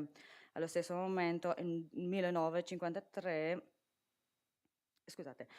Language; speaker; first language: Italian; non-native, fluent; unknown